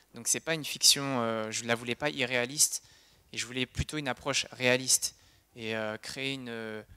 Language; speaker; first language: French; native; French